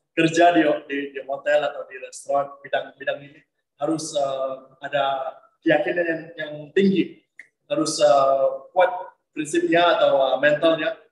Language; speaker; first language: Malay; non-native, fluent; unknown